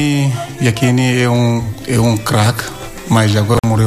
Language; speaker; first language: Portuguese; non-native, learner; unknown